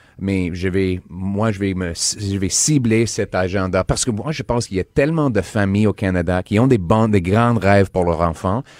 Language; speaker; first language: French; non-native, local second language; English